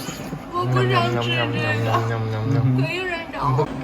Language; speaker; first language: Chinese; non-native, fluent; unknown